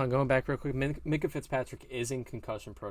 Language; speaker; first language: English; native; English